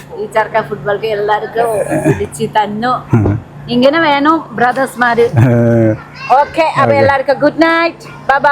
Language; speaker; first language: Malayalam; non-native, learner; Nepali